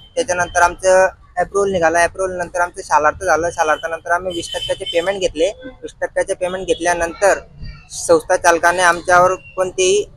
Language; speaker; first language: Marathi; non-native, local second language; Urdu